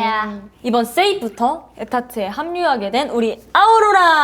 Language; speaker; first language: Korean; native; Korean